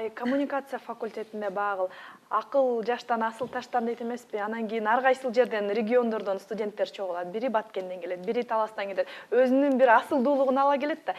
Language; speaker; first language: Kyrgyz; native; Kyrgyz